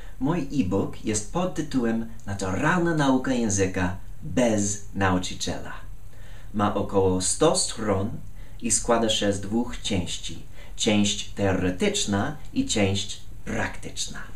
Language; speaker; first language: Polish; non-native, fluent; English